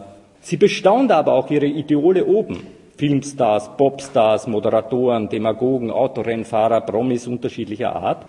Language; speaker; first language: German; native; German